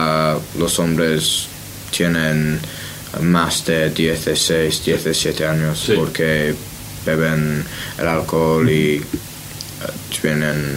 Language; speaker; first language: Spanish; non-native, learner; English